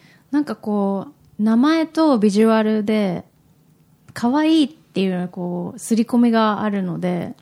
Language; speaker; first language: Japanese; early bilingual, heritage; Japanese